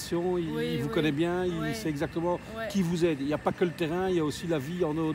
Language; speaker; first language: French; native; French